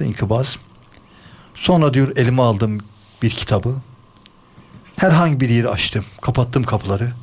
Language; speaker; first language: Turkish; native; Turkish